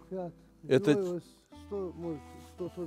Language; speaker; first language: Russian; non-native, local second language; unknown